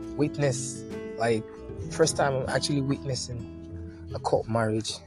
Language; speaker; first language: English; non-native, local second language; Yoruba